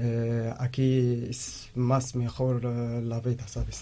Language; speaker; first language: Spanish; non-native, learner; Arabic